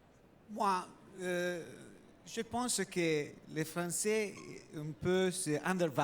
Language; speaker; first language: French; non-native, learner; Italian